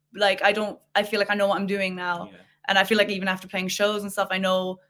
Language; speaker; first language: English; native; English